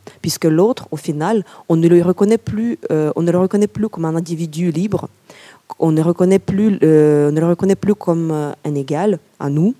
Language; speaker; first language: French; non-native, fluent; Ukrainian